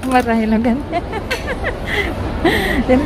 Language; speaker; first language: Arabic; non-native, learner; Filipino